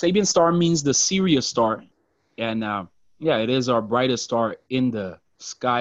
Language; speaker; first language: English; non-native, fluent; Papiamento